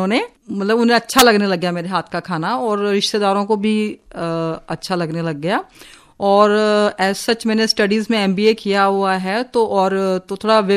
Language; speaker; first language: Hindi; native; Hindi